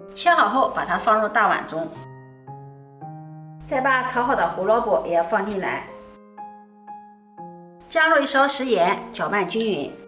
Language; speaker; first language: Chinese; native; Chinese